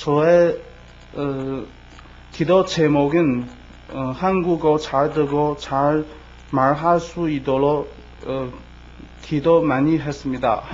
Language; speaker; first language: Korean; non-native, learner; Chinese